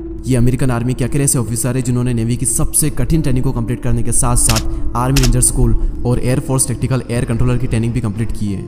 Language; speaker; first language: Hindi; native; Hindi